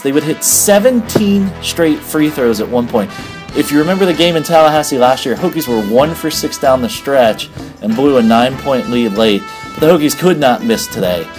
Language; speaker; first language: English; native; English